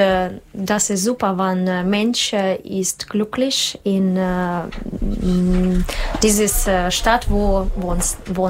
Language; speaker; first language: German; non-native, learner; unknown